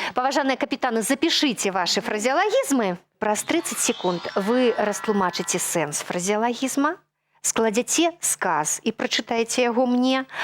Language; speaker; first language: Belarusian; native; Belarusian